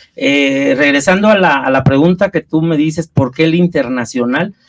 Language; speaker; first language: Spanish; native; Spanish